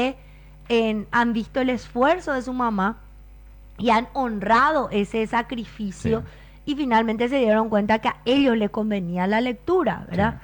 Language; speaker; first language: Spanish; native; Spanish